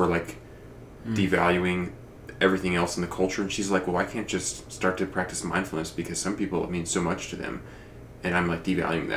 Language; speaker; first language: English; native; English